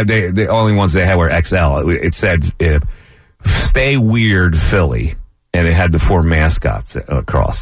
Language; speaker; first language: English; native; English